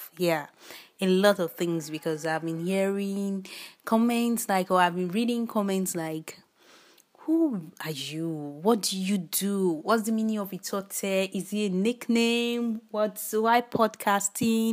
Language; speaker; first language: English; non-native, local second language; Yoruba